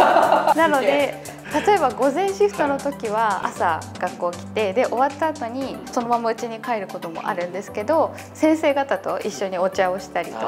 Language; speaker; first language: Japanese; native; Japanese